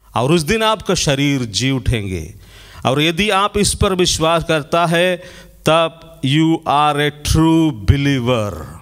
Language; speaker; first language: Hindi; non-native, local second language; Malayalam